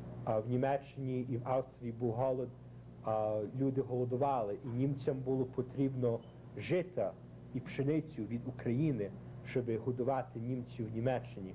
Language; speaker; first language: Ukrainian; early bilingual, heritage; Ukrainian